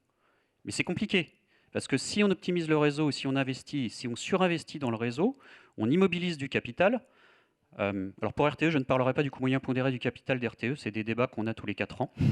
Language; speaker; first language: French; native; French